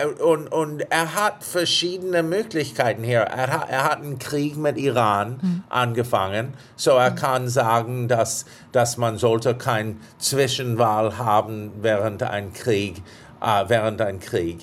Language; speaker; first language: German; non-native, fluent; English